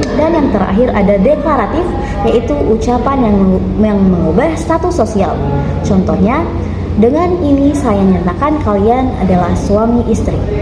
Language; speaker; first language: Indonesian; native; Indonesian